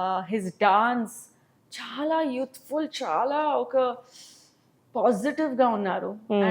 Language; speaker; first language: Telugu; non-native, learner; Hindi